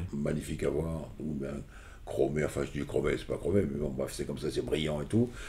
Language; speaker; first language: French; native; French